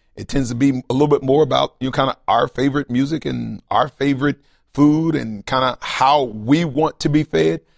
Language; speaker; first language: English; native; English